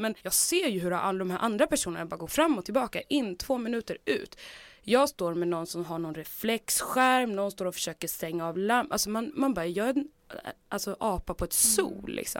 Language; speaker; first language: Swedish; native; Swedish